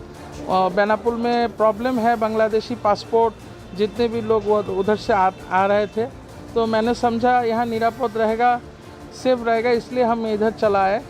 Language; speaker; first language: Hindi; non-native, fluent; Bangla